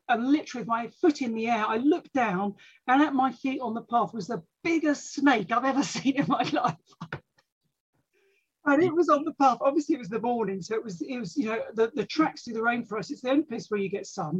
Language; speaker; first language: English; native; English